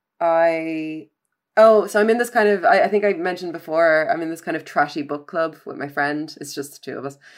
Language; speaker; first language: English; native; English